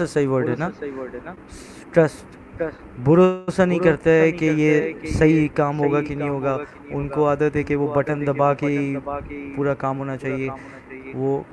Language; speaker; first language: Hindi; non-native, fluent; Bangla